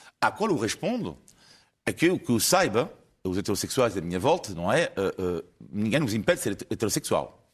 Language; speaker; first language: Portuguese; non-native, fluent; French